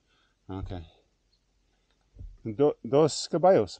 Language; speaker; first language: Spanish; non-native, learner; English